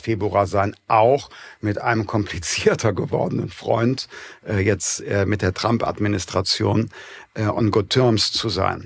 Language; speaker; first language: German; native; German